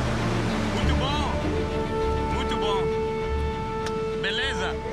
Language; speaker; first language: Portuguese; non-native, learner; French